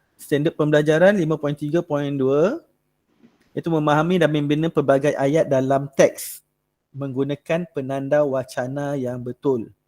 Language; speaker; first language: Malay; native; Malay